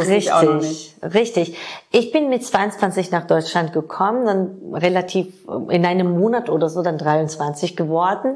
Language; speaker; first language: German; non-native, fluent; Georgian